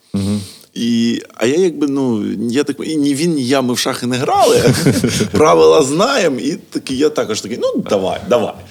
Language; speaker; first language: Ukrainian; non-native, local second language; Russian